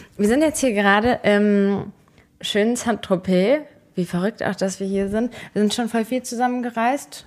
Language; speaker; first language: German; native; German